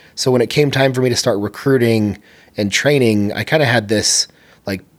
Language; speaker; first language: English; native; English